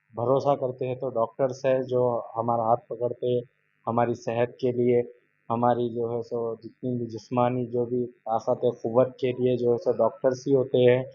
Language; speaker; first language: Hindi; non-native, local second language; Urdu